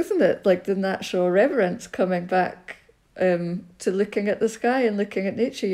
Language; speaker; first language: English; native; English